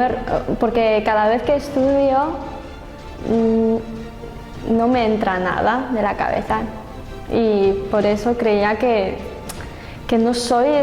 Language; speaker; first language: Spanish; non-native, learner; Chinese